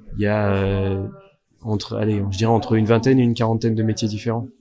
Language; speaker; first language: French; native; French